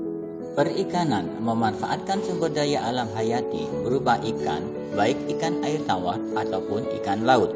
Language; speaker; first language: Indonesian; native; Indonesian